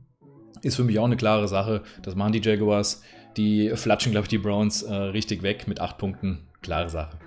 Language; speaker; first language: German; native; German